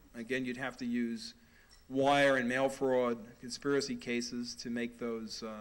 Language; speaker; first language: English; native; English